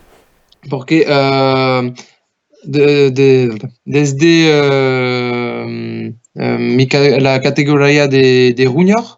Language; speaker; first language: Spanish; non-native, learner; French